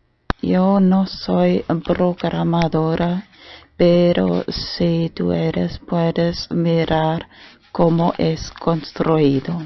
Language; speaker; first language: Spanish; non-native, fluent; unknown